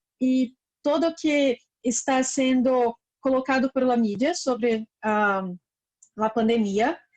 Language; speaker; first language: Spanish; non-native, learner; Portuguese